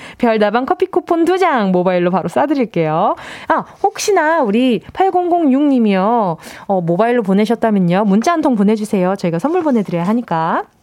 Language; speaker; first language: Korean; native; Korean